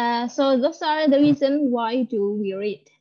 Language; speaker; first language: English; non-native, fluent; Indonesian